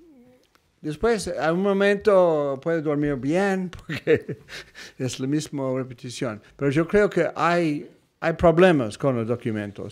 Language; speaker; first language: Spanish; non-native, fluent; English